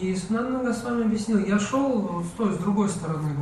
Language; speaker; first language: Russian; native; Russian